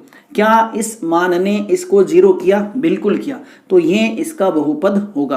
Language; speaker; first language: Hindi; native; Hindi